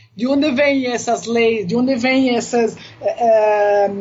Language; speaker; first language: Portuguese; non-native, fluent; Italian